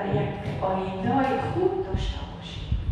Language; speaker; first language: Persian; non-native, learner; Arabic